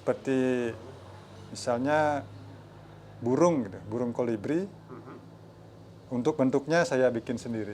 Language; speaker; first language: Indonesian; non-native, local second language; Balinese